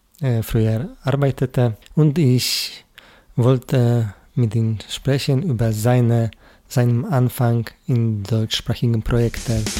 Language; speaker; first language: German; non-native, learner; Polish